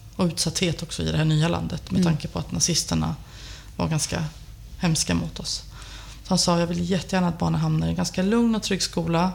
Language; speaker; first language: Swedish; early bilingual, other home language; Albanian